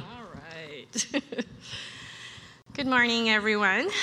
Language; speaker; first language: English; early bilingual, other home language; Khmer